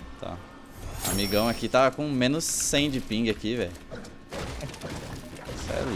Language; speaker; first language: Portuguese; native; Portuguese